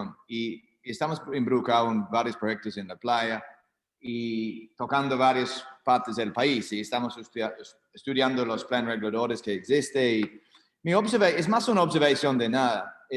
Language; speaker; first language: Spanish; non-native, learner; English